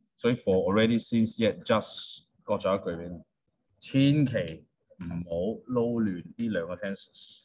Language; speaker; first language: Chinese; native; Chinese